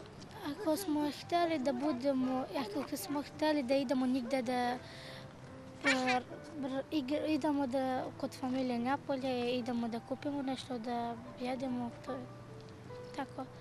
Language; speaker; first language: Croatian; non-native, learner; Persian